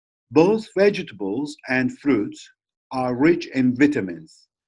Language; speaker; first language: English; non-native, fluent; Turkish